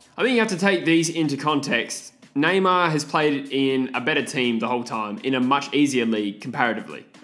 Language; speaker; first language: English; native; English